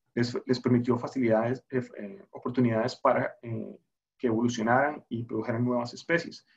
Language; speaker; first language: Spanish; native; Spanish